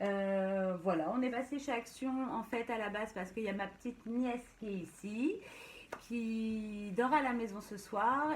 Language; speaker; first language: French; native; French